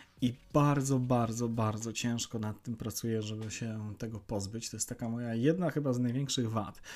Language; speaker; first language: Polish; native; Polish